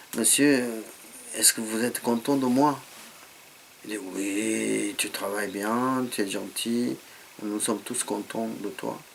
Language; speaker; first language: French; non-native, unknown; Japanese